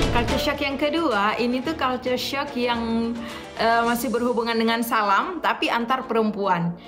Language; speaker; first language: Indonesian; native; Indonesian